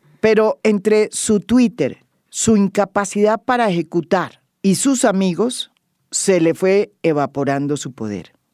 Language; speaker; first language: Spanish; native; Spanish